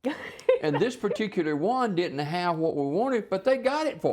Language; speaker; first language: English; native; English